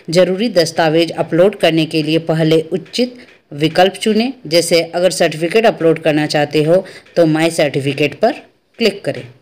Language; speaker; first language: Hindi; native; Hindi